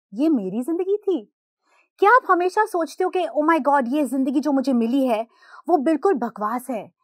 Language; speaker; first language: Hindi; non-native, local second language; Gujarati